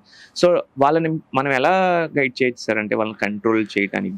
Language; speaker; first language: Telugu; native; Telugu